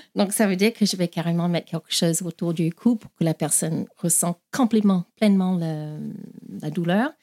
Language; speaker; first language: French; non-native, fluent; English